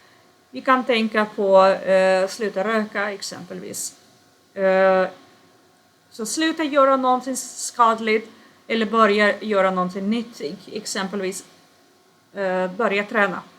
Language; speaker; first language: Swedish; non-native, fluent; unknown